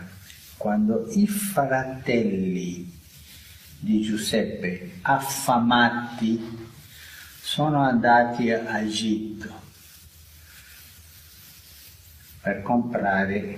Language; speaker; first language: Italian; non-native, fluent; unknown